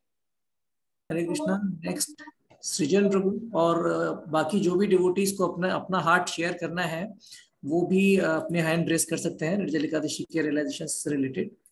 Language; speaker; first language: Hindi; native; Hindi